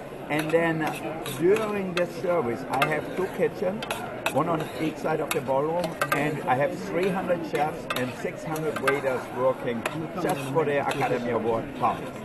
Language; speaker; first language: English; non-native, fluent; German